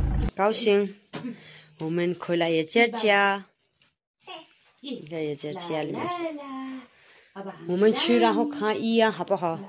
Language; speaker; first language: Chinese; non-native, learner; Nepali